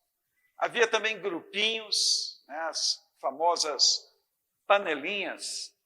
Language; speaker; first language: Portuguese; native; Portuguese